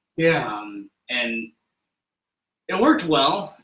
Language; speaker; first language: English; native; English